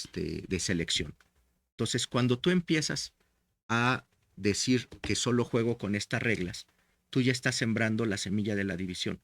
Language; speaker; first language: Spanish; native; Spanish